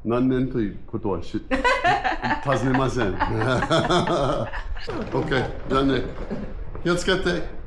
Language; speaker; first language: Japanese; non-native, learner; English